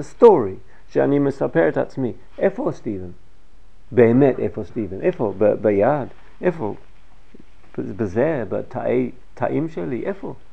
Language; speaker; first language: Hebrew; non-native, fluent; English